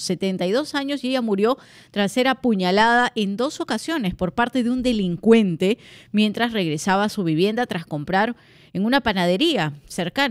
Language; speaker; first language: Spanish; native; Spanish